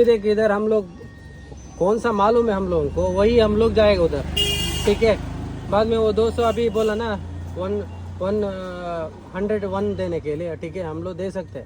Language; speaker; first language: Hindi; non-native, local second language; Kannada